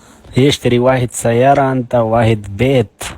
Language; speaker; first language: Arabic; non-native, learner; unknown